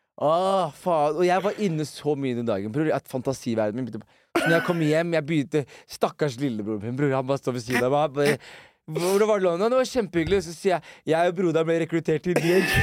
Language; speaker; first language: Norwegian; early bilingual, other home language; Somali